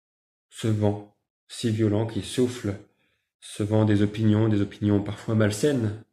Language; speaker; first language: French; native; French